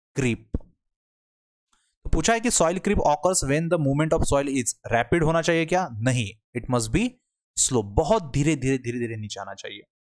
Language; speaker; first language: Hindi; non-native, local second language; Marathi